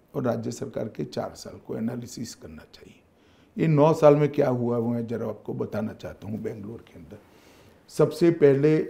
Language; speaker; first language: Hindi; non-native, local second language; Gujarati